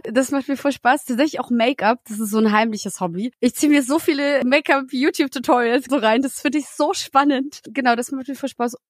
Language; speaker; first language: German; early bilingual, other home language; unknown